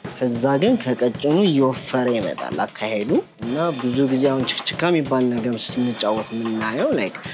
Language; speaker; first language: Amharic; native; Amharic